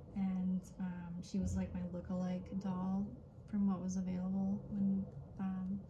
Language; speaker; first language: English; native; English